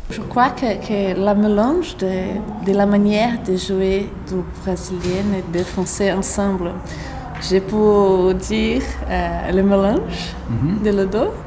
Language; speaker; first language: French; non-native, learner; Portuguese